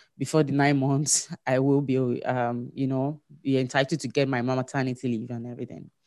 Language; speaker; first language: English; non-native, local second language; Yoruba